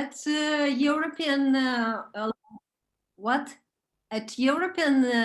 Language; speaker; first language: English; non-native, learner; Romanian